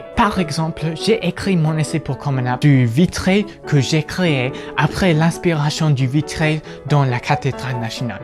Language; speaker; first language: French; non-native, fluent; English